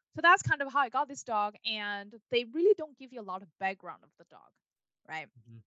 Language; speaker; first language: English; non-native, fluent; Chinese